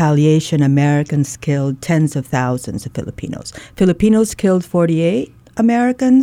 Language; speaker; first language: English; non-native, local second language; Waray